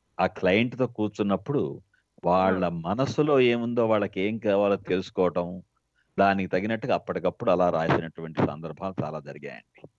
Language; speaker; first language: Telugu; native; Telugu